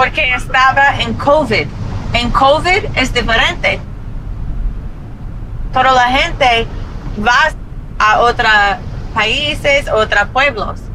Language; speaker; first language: Spanish; non-native, learner; English